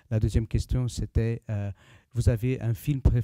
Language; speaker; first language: French; non-native, learner; Portuguese